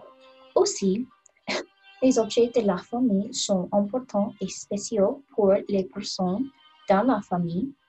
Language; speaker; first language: French; non-native, learner; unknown